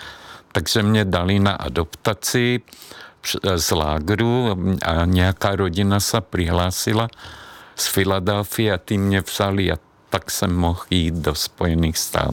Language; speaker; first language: Czech; non-native, fluent; Hungarian